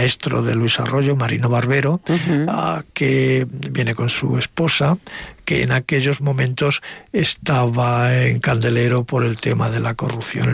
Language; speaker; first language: Spanish; native; Spanish